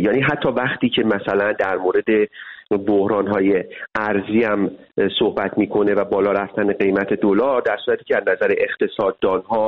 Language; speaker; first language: Persian; native; Persian